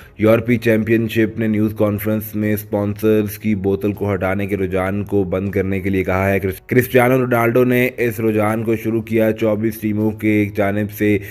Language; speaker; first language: Urdu; native; Urdu